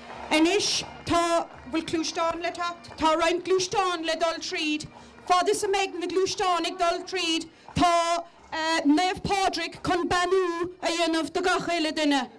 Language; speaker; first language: Irish; native; Irish